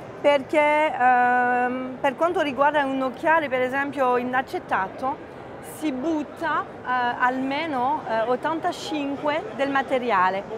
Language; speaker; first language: Italian; non-native, fluent; French